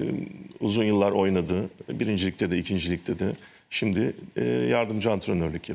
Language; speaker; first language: Turkish; native; Turkish